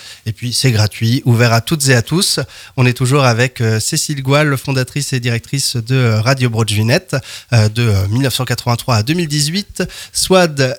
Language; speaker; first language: French; native; French